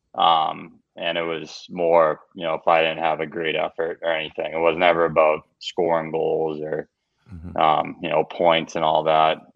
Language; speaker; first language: English; native; English